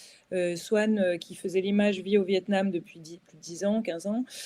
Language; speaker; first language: French; native; French